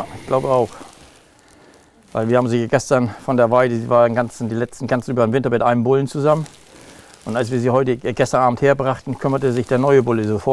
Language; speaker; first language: German; native; German